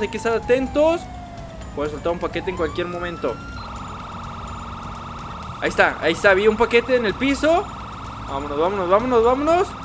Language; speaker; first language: Spanish; native; Spanish